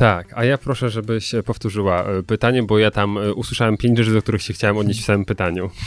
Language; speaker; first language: Polish; native; Polish